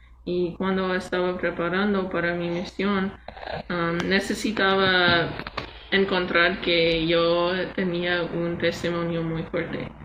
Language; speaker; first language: Spanish; non-native, learner; English